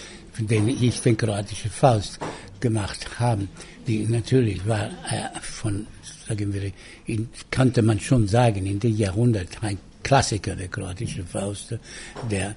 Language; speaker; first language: German; non-native, fluent; Italian